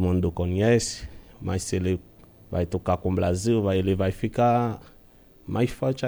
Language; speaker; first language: Portuguese; non-native, fluent; Haitian Creole